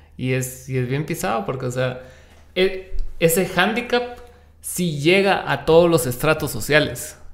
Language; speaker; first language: Spanish; native; Spanish